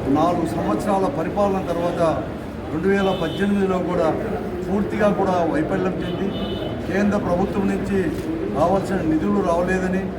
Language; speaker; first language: Telugu; native; Telugu